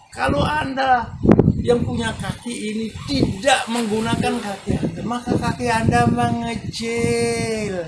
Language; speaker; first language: Indonesian; non-native, local second language; Javanese